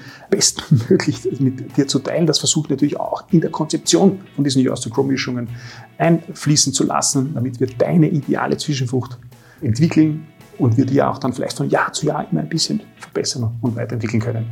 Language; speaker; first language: German; native; German